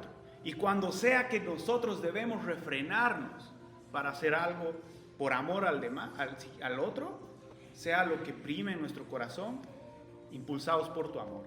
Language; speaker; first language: Spanish; native; Spanish